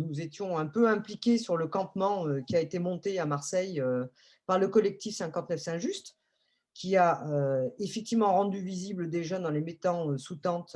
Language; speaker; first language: French; native; French